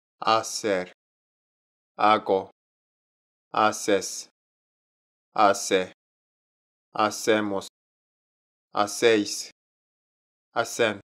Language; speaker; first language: Spanish; non-native, learner; Korean